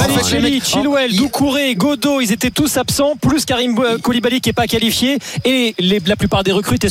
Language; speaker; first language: French; native; French